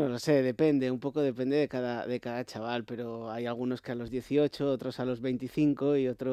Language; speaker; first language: Spanish; native; Spanish